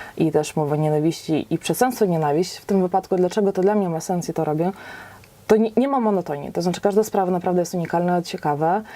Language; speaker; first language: Polish; native; Polish